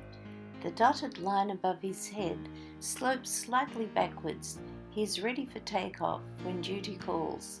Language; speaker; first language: English; native; English